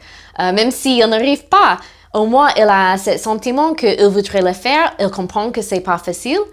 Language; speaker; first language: French; non-native, fluent; English